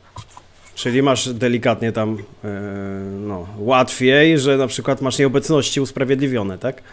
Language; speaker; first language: Polish; native; Polish